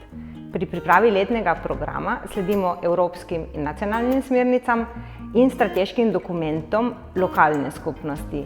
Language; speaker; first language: Slovenian; native; Slovenian